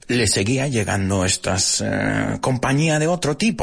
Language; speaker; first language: Spanish; early bilingual, heritage; Spanish